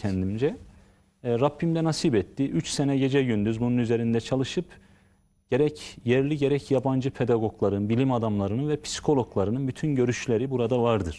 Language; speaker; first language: Turkish; native; Turkish